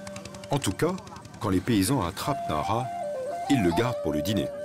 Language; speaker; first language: French; native; French